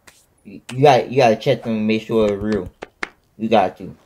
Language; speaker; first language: English; native; English